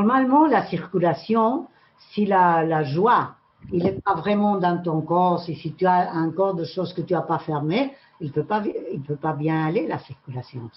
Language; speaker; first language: French; non-native, learner; Spanish